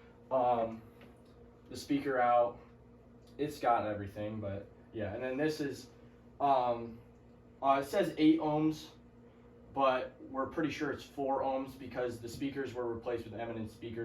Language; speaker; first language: English; native; English